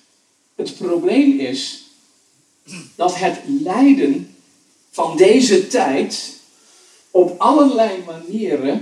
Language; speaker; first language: Dutch; native; Dutch